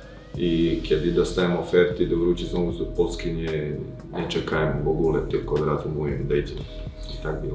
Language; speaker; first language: Polish; non-native, learner; Croatian